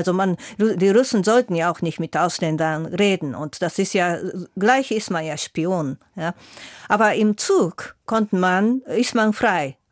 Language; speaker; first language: German; non-native, fluent; Japanese